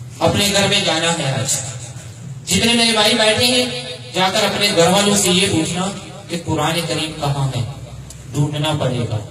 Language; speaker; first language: Urdu; non-native, fluent; Arabic